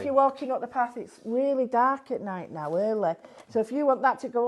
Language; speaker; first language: English; native; English